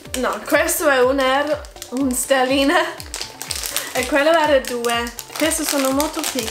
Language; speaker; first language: Italian; non-native, fluent; English